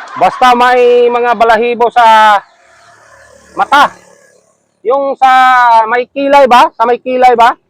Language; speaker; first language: Filipino; non-native, local second language; Cebuano